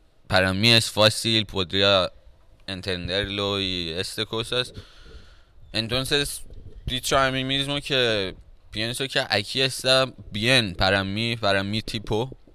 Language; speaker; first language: Spanish; non-native, learner; Persian